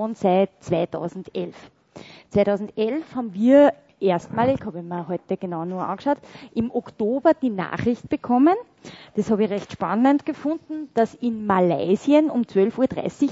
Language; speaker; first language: German; native; German